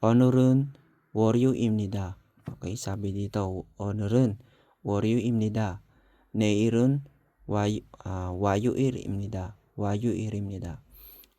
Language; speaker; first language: Korean; non-native, learner; Filipino